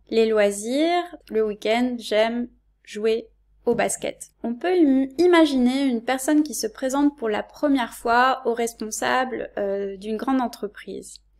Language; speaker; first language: French; native; French